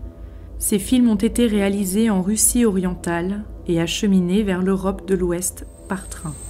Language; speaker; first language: French; native; French